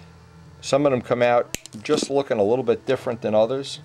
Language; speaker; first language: English; native; English